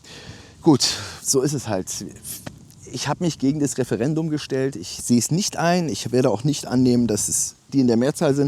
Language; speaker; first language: German; native; German